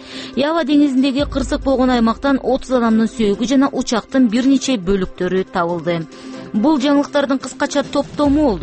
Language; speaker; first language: Kyrgyz; native; Kyrgyz